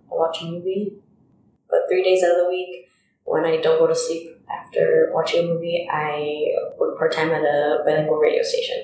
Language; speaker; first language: English; early bilingual, other home language; Spanish